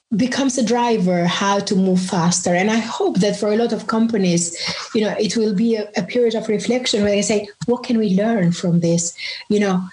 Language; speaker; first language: English; non-native, fluent; Albanian